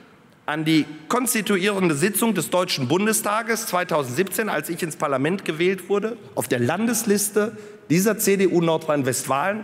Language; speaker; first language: German; early bilingual, other home language; Polish